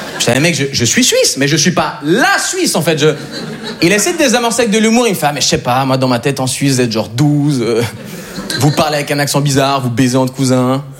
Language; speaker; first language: French; native; French